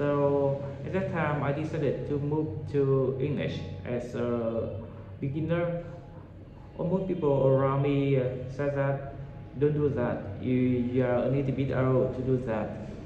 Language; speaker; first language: English; non-native, learner; Vietnamese